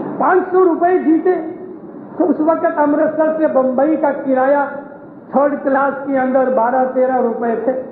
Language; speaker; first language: Urdu; non-native, local second language; Punjabi